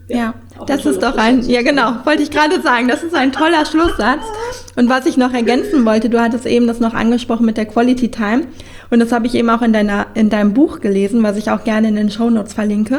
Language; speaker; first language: German; native; German